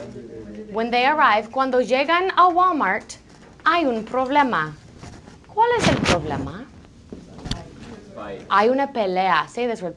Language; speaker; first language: Spanish; non-native, fluent; English